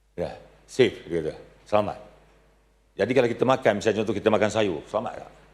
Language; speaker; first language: Malay; native; Malay